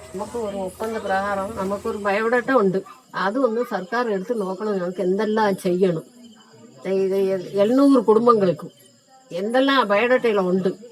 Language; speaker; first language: Malayalam; early bilingual, other home language; Tamil